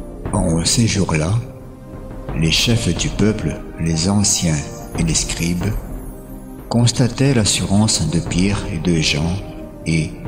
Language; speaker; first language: French; native; French